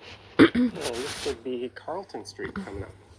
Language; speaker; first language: English; native; English